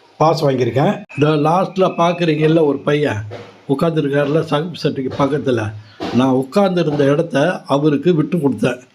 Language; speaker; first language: Tamil; native; Tamil